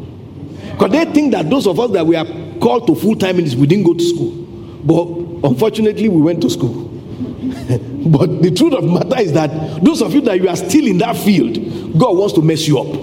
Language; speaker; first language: English; non-native, local second language; Yoruba